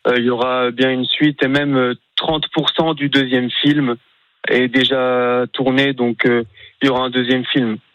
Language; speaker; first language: French; native; French